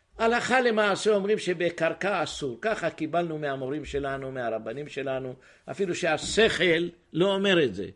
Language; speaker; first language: Hebrew; native; Hebrew